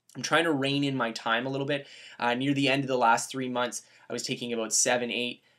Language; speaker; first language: English; native; English